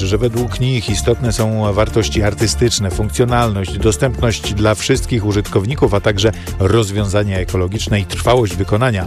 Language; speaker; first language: Polish; native; Polish